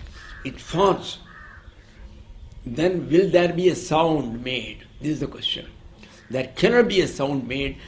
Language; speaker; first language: English; non-native, local second language; Tamil